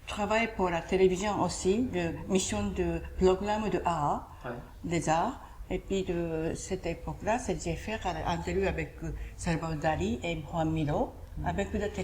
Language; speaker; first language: French; non-native, learner; Japanese